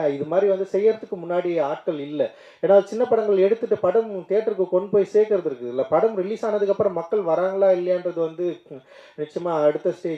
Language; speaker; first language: Tamil; native; Tamil